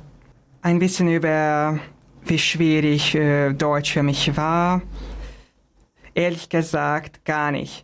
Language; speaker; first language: German; non-native, fluent; Hungarian